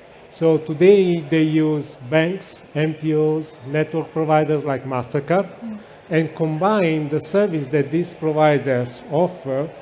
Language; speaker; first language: English; non-native, fluent; Italian